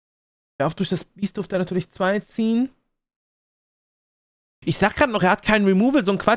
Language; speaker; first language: German; native; German